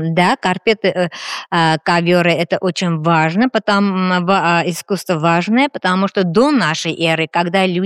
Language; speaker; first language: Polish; non-native, learner; Armenian